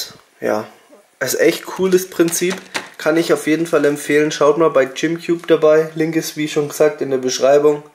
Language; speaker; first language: German; native; German